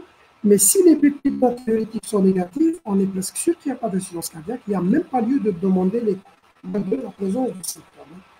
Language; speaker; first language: French; non-native, local second language; Arabic